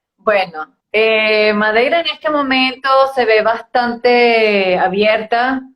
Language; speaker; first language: Spanish; native; Spanish